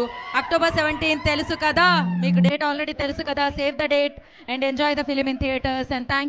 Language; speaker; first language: Telugu; native; Telugu